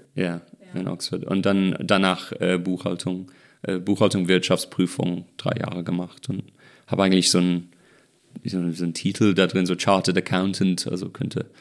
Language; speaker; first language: German; non-native, fluent; English